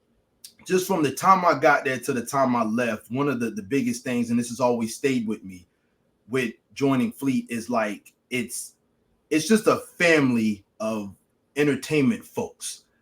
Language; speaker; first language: English; native; English